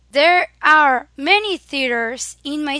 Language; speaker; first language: English; non-native, learner; Spanish